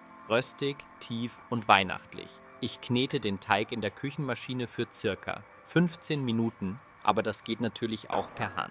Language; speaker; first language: German; native; German